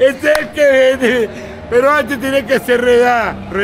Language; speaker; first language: Spanish; native; Spanish